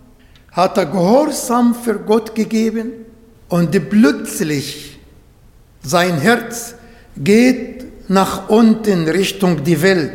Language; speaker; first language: German; non-native, fluent; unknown